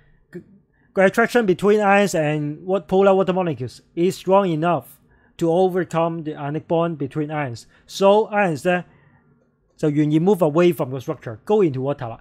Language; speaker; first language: English; non-native, local second language; Cantonese